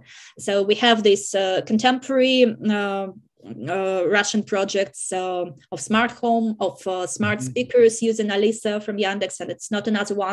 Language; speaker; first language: English; non-native, fluent; Russian